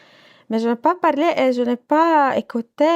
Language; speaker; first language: French; non-native, local second language; Arabic